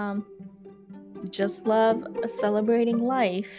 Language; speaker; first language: English; early bilingual, other home language; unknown